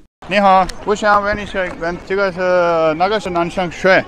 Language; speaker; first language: Chinese; non-native, learner; Urdu